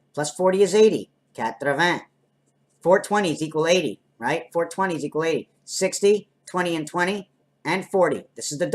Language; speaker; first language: English; native; English